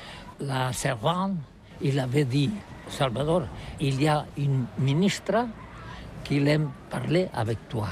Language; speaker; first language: French; non-native, learner; Catalan